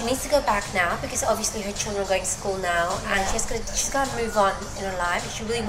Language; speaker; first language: English; non-native, fluent; Greek